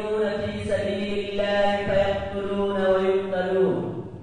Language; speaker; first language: Arabic; non-native, fluent; Urdu